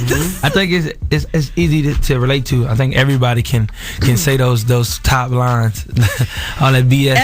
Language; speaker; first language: English; native; English